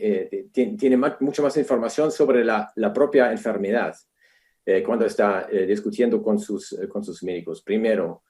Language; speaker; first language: Spanish; non-native, fluent; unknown